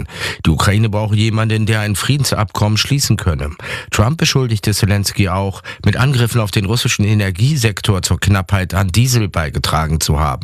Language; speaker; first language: German; native; German